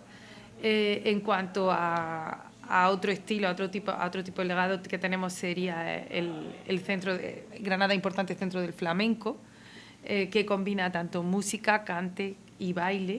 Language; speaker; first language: Spanish; native; Spanish